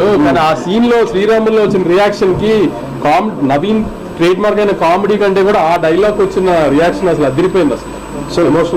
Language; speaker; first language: Telugu; native; Telugu